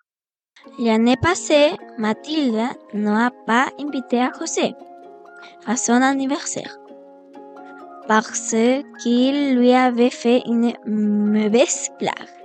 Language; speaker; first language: French; non-native, fluent; Spanish